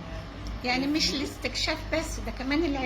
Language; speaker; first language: Arabic; native; Arabic